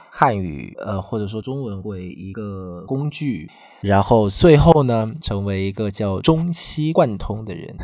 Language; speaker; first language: Chinese; non-native, fluent; Vietnamese